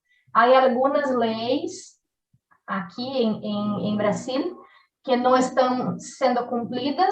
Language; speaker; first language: Spanish; non-native, learner; Portuguese